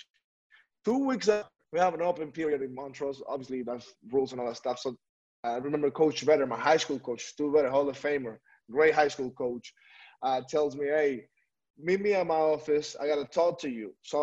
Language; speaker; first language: English; non-native, fluent; Spanish